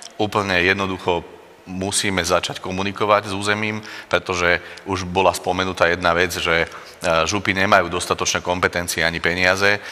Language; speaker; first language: Slovak; native; Slovak